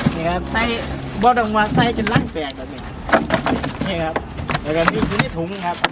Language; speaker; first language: Thai; non-native, local second language; Northeastern Thai